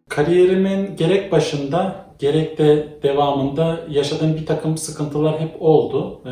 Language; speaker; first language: Turkish; native; Turkish